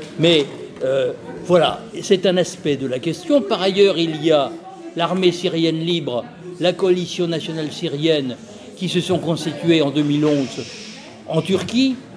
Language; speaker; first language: French; native; French